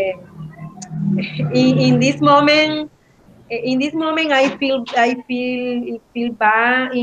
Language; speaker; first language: English; non-native, learner; Spanish